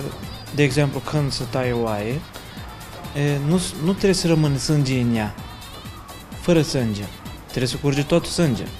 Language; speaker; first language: Romanian; non-native, learner; Turkish